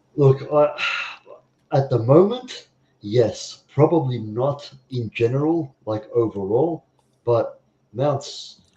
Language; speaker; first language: English; native; English